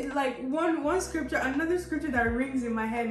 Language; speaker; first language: English; non-native, local second language; Yoruba